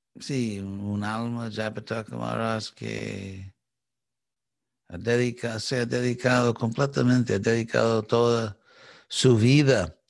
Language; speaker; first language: Spanish; non-native, fluent; English